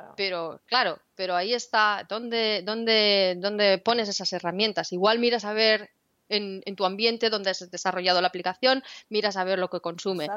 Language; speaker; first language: Spanish; native; Spanish